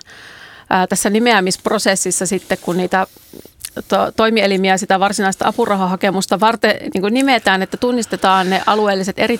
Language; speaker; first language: Finnish; native; Finnish